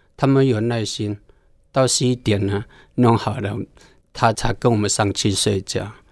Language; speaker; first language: Chinese; non-native, local second language; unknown